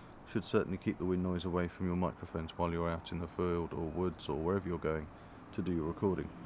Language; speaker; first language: English; native; English